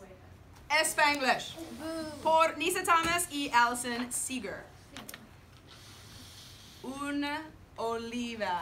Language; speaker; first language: Spanish; non-native, learner; English